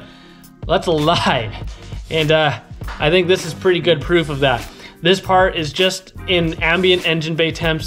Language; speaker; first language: English; native; English